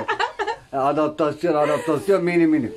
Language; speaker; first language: Spanish; non-native, learner; Turkish